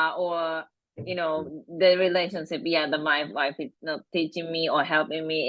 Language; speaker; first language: English; non-native, fluent; Japanese